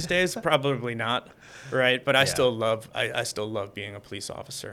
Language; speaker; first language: English; native; English